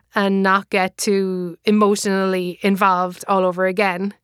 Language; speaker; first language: English; native; English